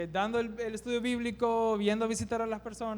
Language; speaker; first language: Spanish; native; Spanish